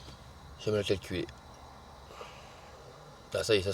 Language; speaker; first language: French; native; French